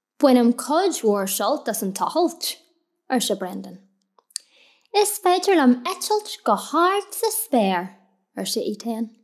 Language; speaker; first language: Irish; native; Irish